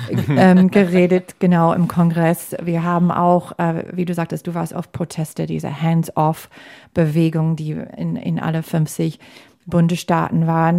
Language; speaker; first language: German; non-native, fluent; English